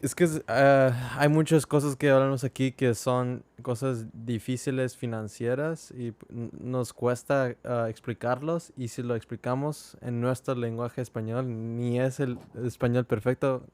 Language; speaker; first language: Spanish; early bilingual, other home language; English